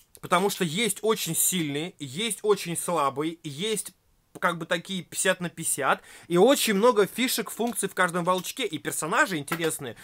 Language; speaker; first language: Russian; native; Russian